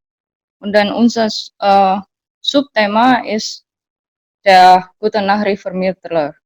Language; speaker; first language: German; non-native, learner; Indonesian